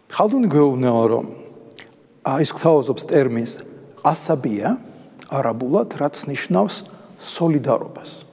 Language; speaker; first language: Georgian; native; Georgian